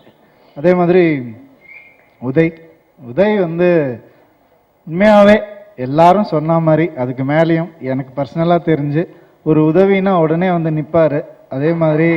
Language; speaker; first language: Tamil; native; Tamil